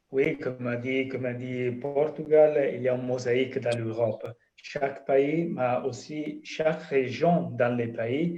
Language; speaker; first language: French; non-native, fluent; Italian